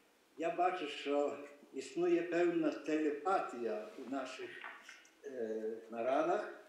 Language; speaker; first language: Ukrainian; early bilingual, heritage; Ukrainian